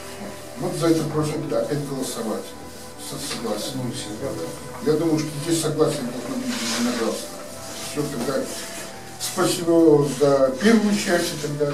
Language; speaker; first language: Russian; native; Russian